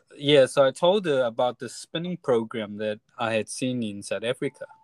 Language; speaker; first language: English; non-native, fluent; Chinese